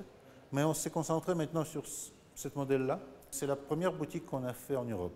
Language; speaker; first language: French; non-native, learner; Russian